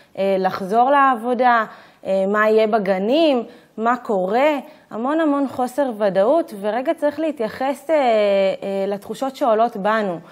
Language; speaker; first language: Hebrew; native; Hebrew